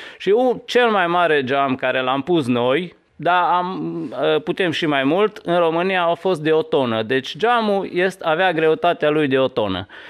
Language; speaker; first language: Romanian; non-native, local second language; Hungarian